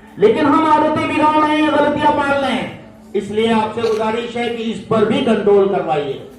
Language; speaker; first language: Urdu; native; Urdu